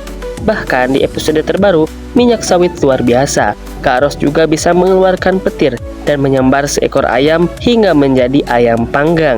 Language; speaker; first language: Indonesian; native; Indonesian